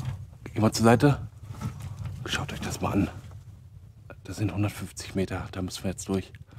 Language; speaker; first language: German; native; German